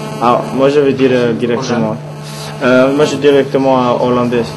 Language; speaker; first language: French; non-native, learner; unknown